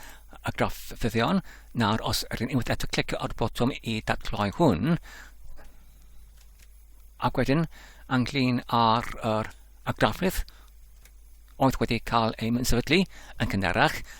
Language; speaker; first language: Welsh; non-native, learner; English